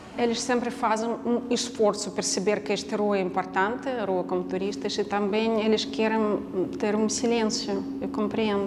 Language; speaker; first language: Portuguese; non-native, learner; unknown